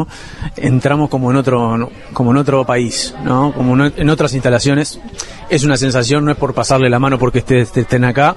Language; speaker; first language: Spanish; native; Spanish